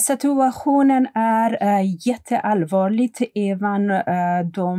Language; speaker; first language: Swedish; non-native, fluent; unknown